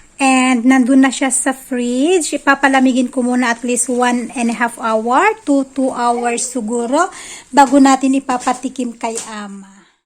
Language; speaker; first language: Filipino; native; Filipino